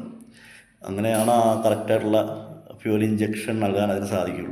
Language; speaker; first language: Malayalam; native; Malayalam